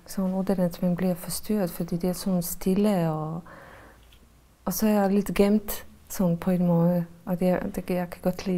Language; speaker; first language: Danish; non-native, fluent; Bosnian